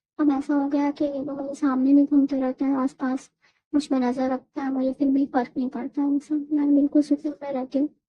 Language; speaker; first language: Urdu; native; Urdu